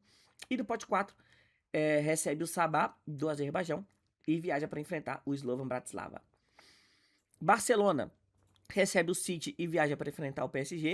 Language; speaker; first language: Portuguese; native; Portuguese